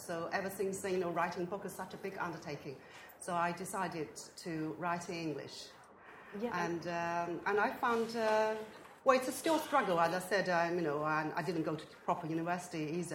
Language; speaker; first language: English; non-native, fluent; Chinese